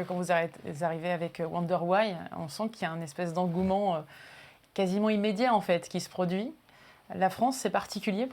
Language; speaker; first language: French; native; French